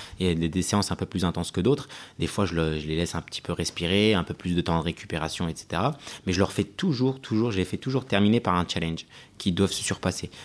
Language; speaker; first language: French; early bilingual, other home language; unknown